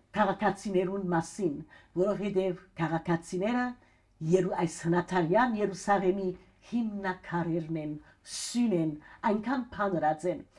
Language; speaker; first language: Armenian; early bilingual, heritage; Armenian